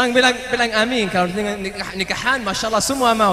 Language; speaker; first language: Indonesian; non-native, learner; Arabic